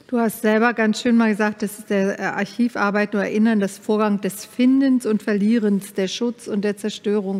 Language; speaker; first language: German; native; German